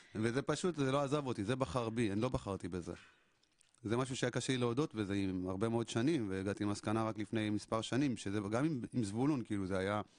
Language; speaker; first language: Hebrew; early bilingual, other home language; Amharic